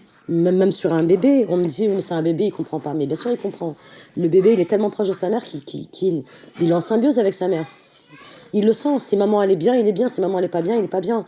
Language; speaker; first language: French; native; French